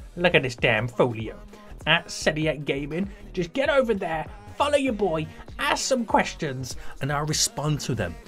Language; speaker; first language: English; native; English